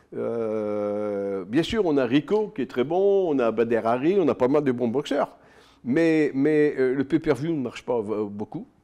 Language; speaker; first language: French; native; French